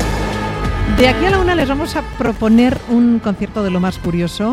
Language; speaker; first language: Spanish; native; Spanish